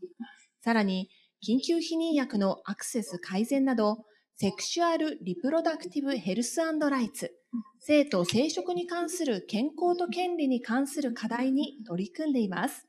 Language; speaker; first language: Japanese; native; Japanese